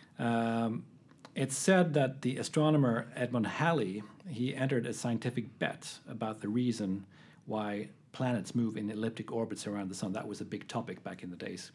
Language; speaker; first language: English; non-native, fluent; Swedish